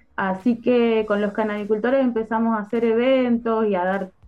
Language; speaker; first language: Spanish; native; Spanish